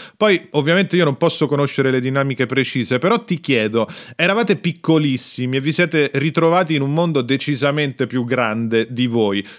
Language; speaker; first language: Italian; native; Italian